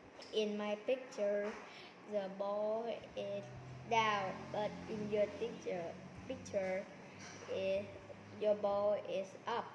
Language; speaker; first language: English; non-native, learner; Vietnamese